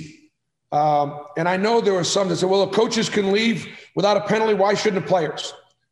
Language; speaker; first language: English; native; English